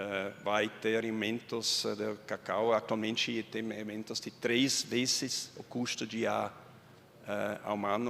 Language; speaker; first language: Portuguese; non-native, fluent; Swiss German